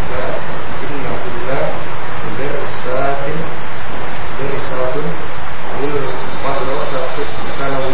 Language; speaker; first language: Arabic; non-native, learner; Indonesian